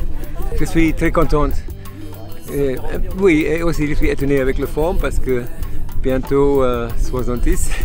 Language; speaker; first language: French; non-native, fluent; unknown